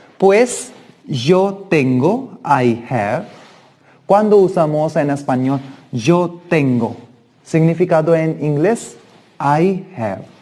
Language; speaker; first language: Spanish; non-native, fluent; Hindi